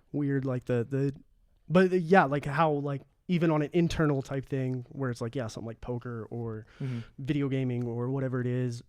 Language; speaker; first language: English; native; English